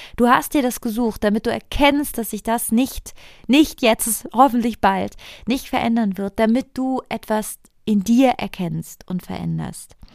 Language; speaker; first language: German; non-native, fluent; Italian